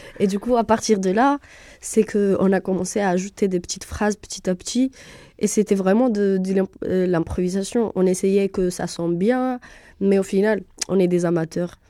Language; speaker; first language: French; non-native, fluent; Arabic